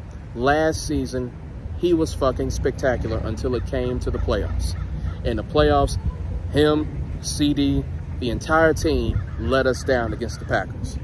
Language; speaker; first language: English; native; English